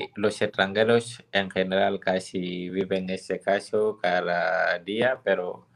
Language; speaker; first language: Spanish; non-native, fluent; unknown